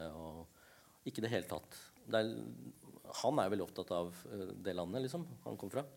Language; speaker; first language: Norwegian; early bilingual, other home language; Tamil